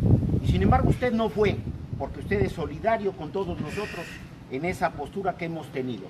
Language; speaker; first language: Spanish; native; Spanish